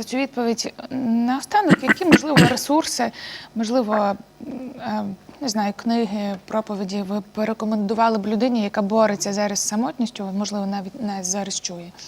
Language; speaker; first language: Ukrainian; native; Ukrainian